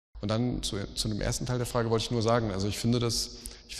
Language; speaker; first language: German; native; German